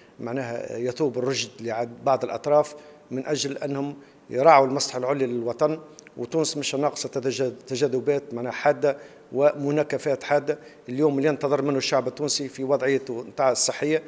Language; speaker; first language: Arabic; native; Arabic